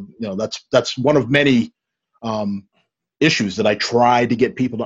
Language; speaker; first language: English; native; English